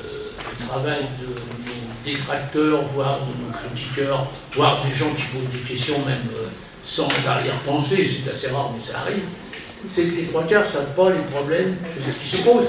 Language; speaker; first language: French; native; French